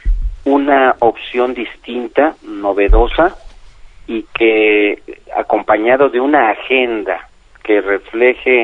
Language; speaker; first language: Spanish; native; Spanish